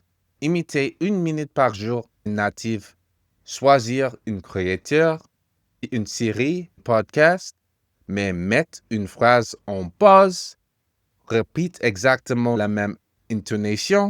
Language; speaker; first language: French; non-native, fluent; English